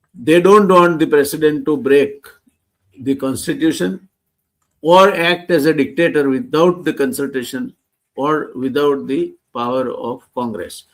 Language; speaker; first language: English; non-native, local second language; Gujarati